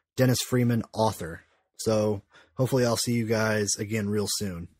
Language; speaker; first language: English; native; English